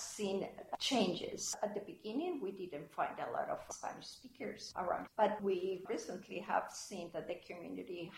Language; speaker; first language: English; non-native, fluent; Spanish